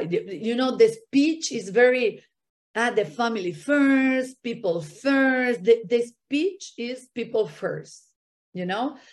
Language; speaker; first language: English; non-native, fluent; Spanish